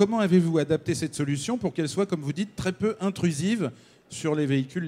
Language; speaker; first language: French; native; French